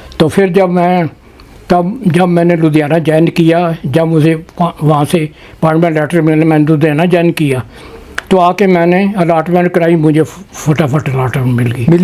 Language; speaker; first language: Urdu; non-native, local second language; Punjabi